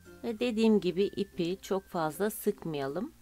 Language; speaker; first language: Turkish; native; Turkish